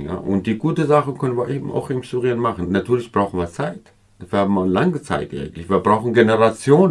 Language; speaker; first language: German; non-native, learner; Kurdish